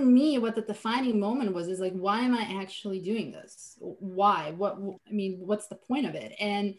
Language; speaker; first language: English; non-native, fluent; Slovenian